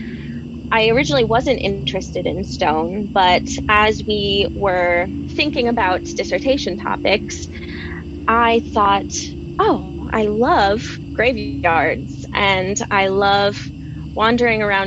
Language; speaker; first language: English; native; English